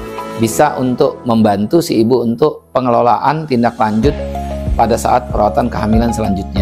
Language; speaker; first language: Indonesian; native; Indonesian